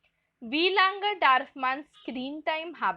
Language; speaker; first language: German; non-native, fluent; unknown